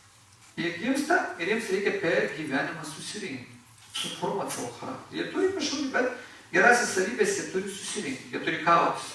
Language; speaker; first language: Lithuanian; native; Lithuanian